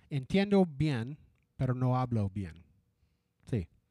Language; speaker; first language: Spanish; early bilingual, heritage; Spanish